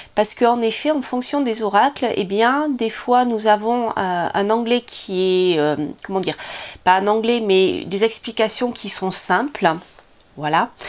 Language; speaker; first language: French; native; French